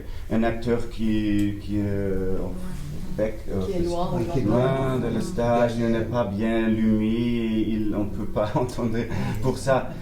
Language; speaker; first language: French; non-native, learner; German